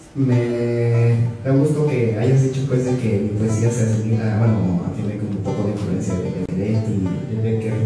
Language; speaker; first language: Spanish; native; Spanish